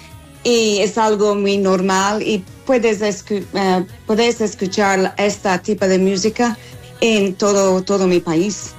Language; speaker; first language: Spanish; non-native, learner; English